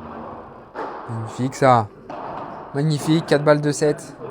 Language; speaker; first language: French; native; French